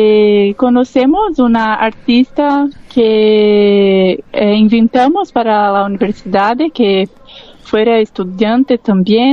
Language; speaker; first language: Spanish; non-native, learner; Portuguese